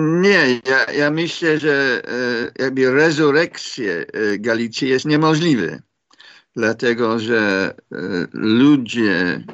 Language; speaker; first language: Polish; non-native, fluent; English